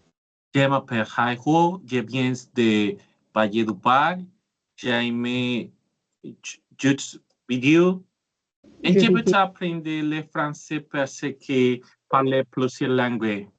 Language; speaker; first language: French; non-native, learner; Spanish